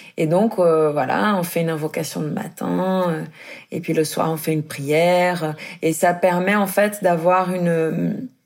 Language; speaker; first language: French; non-native, fluent; Portuguese